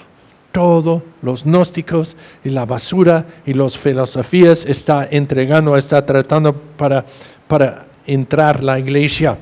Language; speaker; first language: Spanish; non-native, fluent; English